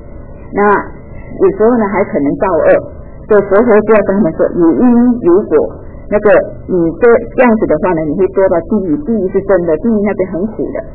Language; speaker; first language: Chinese; native; Chinese